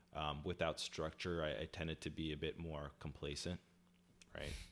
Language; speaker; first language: English; early bilingual, other home language; Hindi